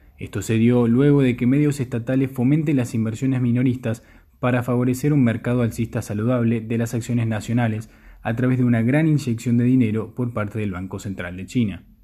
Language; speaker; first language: Spanish; native; Spanish